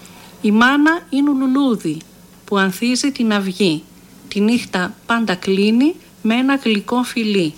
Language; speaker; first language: Greek; native; Greek